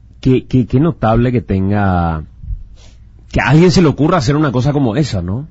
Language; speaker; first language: Spanish; native; Spanish